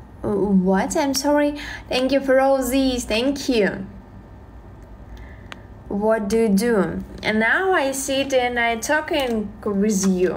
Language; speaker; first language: English; non-native, learner; Russian